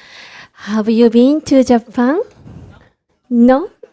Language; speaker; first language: English; non-native, learner; Japanese